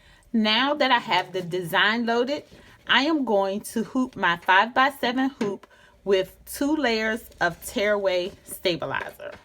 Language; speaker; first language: English; native; English